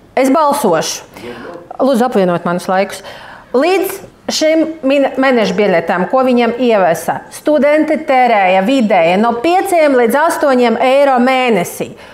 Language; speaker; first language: Latvian; non-native, local second language; Russian